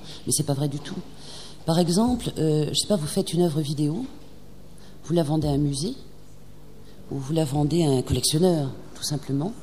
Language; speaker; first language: French; native; French